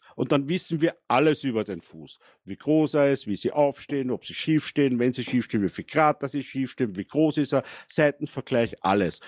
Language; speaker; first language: German; native; German